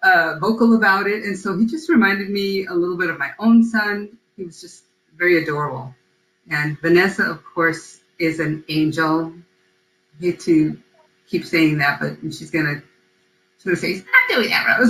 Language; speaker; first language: English; early bilingual, other home language; Spanish